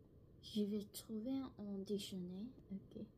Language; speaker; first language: French; non-native, learner; Korean